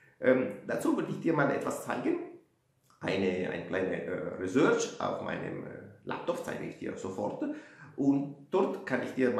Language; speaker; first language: German; non-native, fluent; Italian